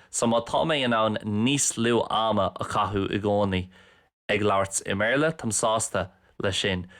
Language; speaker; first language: Irish; non-native, local second language; English